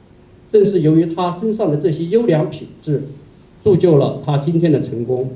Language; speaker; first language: Chinese; native; Chinese